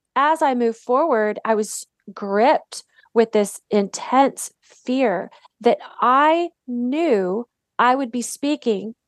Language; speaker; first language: English; native; English